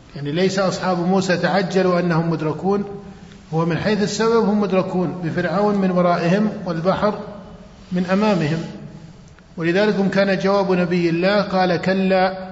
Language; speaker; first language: Arabic; native; Arabic